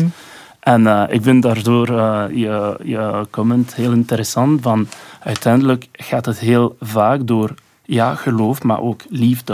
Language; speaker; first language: Dutch; non-native, local second language; French